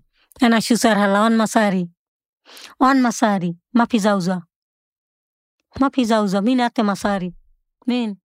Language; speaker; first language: Arabic; non-native, learner; Bangla